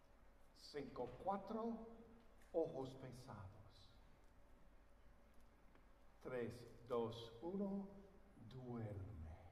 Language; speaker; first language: Spanish; non-native, learner; English